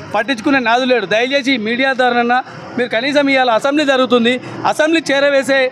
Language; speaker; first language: Telugu; native; Telugu